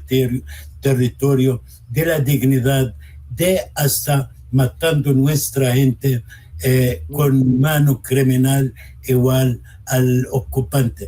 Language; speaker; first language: Spanish; non-native, fluent; Arabic